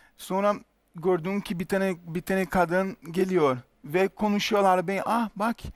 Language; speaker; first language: Turkish; non-native, learner; Portuguese